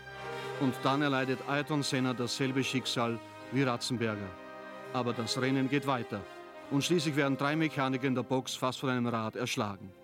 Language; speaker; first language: German; native; German